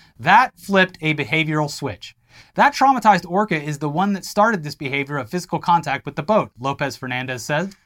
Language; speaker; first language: English; native; English